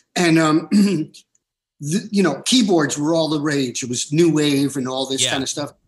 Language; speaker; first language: English; native; English